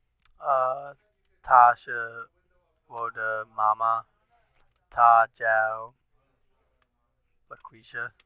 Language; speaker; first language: Chinese; non-native, learner; English